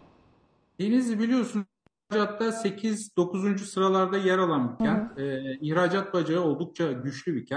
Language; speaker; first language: Turkish; native; Turkish